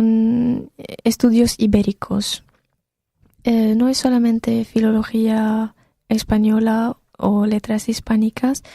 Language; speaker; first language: Spanish; non-native, fluent; Arabic